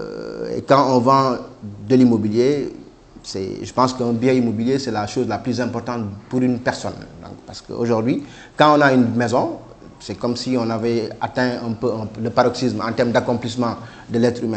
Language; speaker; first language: French; non-native, local second language; Wolof